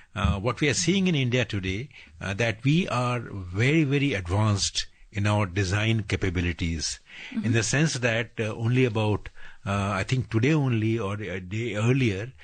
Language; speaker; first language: English; non-native, local second language; Bangla